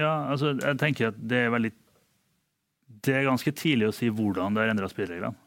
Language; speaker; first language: Norwegian; native; Norwegian